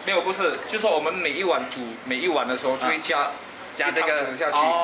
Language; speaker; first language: Chinese; native; Chinese